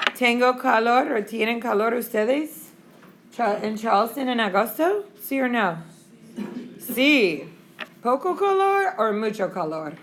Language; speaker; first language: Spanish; non-native, fluent; English